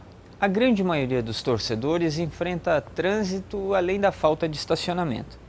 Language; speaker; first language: Portuguese; native; Portuguese